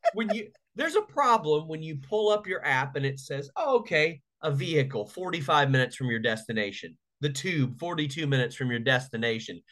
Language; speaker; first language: English; native; English